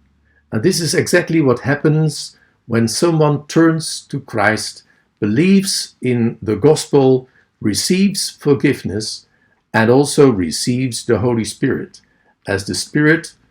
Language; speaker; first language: English; non-native, fluent; Dutch